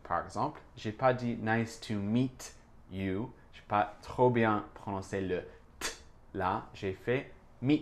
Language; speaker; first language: French; non-native, fluent; English